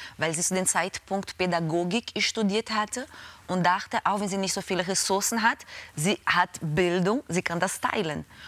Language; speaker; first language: German; non-native, fluent; Portuguese